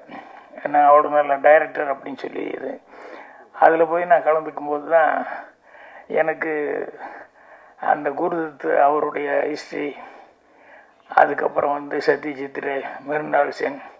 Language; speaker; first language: Tamil; native; Tamil